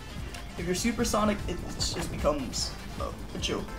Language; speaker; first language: English; native; English